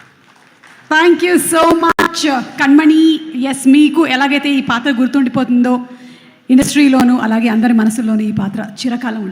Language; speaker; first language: Telugu; native; Telugu